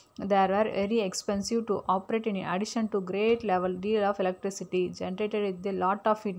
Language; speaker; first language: English; non-native, local second language; Tamil